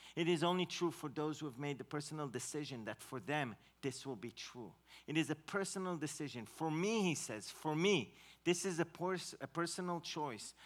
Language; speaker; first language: English; non-native, fluent; Hebrew